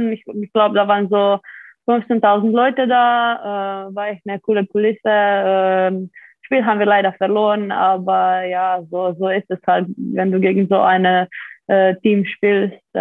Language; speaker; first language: German; non-native, fluent; Slovenian